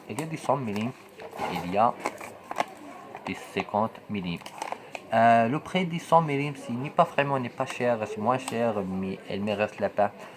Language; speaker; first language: French; non-native, local second language; Arabic